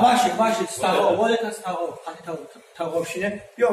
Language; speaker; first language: Russian; non-native, local second language; Tajik